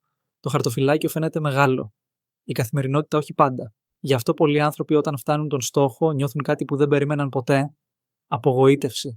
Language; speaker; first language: Greek; native; Greek